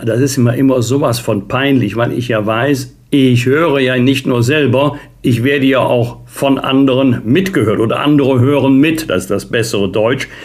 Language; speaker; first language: German; native; German